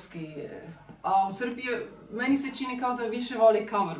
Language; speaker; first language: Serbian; non-native, learner; German